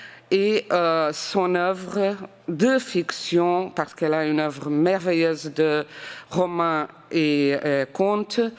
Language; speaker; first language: French; non-native, fluent; Portuguese